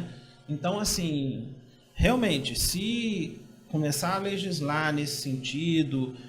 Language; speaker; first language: Portuguese; native; Portuguese